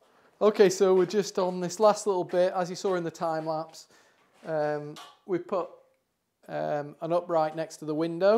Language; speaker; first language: English; native; English